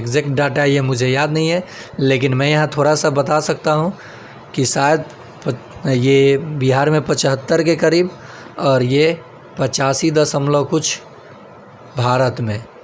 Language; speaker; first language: Hindi; native; Hindi